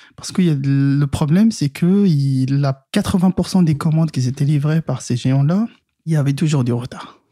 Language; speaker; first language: French; non-native, local second language; Arabic